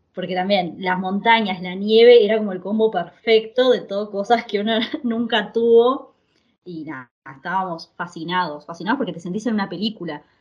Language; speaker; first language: Spanish; native; Spanish